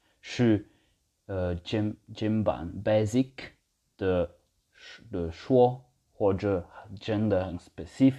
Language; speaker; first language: Chinese; non-native, learner; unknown